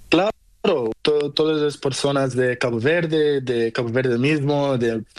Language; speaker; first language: Spanish; non-native, learner; Portuguese